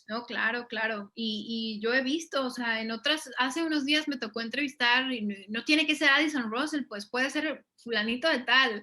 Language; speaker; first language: Spanish; native; Spanish